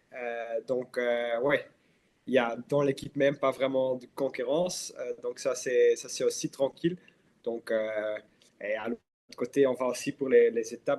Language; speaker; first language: French; non-native, local second language; Dutch